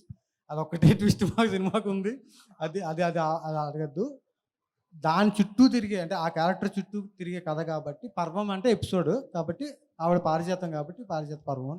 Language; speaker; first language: Telugu; native; Telugu